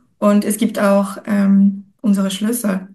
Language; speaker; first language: German; non-native, fluent; French